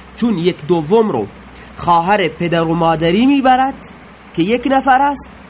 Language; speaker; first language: Persian; native; Persian